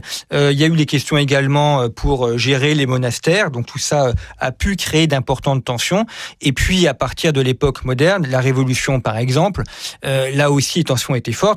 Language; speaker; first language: French; native; French